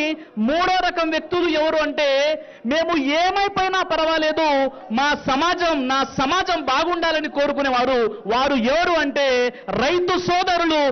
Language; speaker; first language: Telugu; native; Telugu